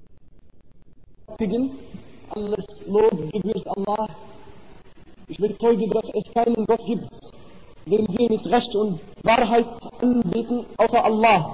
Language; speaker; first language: German; non-native, fluent; Arabic